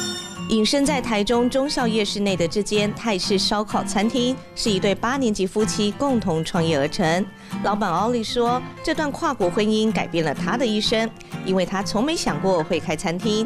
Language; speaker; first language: Chinese; native; Chinese